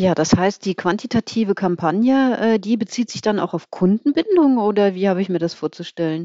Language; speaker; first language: German; native; German